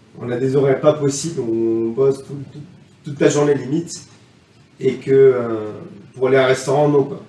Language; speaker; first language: French; non-native, fluent; Spanish